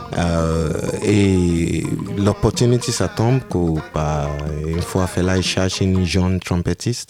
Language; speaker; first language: French; non-native, learner; Yoruba